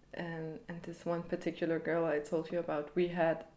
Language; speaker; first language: English; early bilingual, other home language; Danish